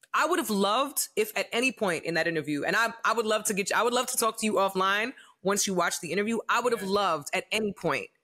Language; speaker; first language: English; native; English